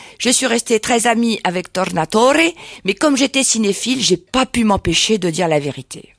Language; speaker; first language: French; native; French